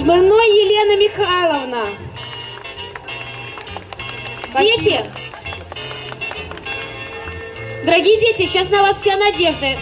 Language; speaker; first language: Russian; native; Russian